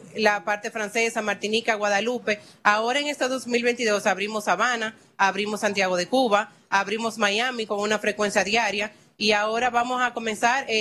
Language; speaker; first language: Spanish; native; Spanish